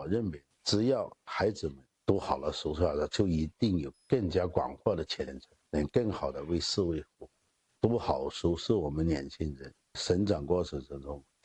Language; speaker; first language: Chinese; native; Chinese